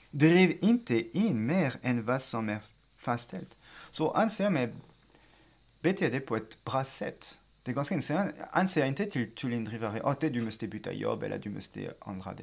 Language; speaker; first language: Swedish; non-native, fluent; French